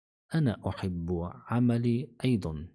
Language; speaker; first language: Arabic; non-native, fluent; Kazakh